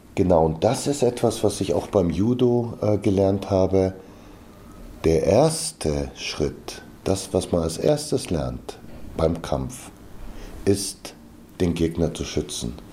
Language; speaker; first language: German; early bilingual, other home language; Bulgarian